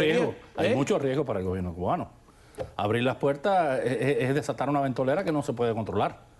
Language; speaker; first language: Spanish; native; Spanish